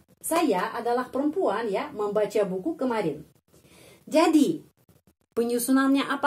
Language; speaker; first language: Indonesian; non-native, fluent; Russian